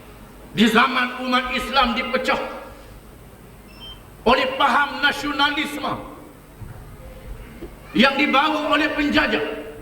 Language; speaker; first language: Malay; native; Malay